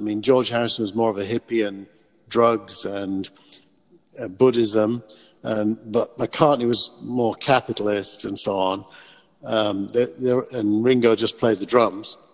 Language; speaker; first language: English; native; English